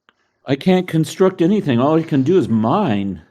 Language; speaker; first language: English; native; English